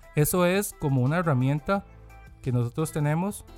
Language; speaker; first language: Spanish; non-native, fluent; Korean